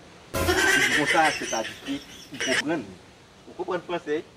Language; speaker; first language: French; non-native, learner; Haitian Creole